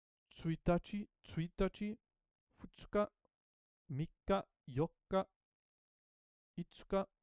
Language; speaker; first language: Japanese; non-native, learner; English